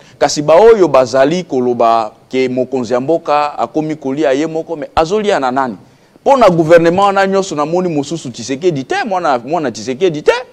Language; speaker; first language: Lingala; native; Lingala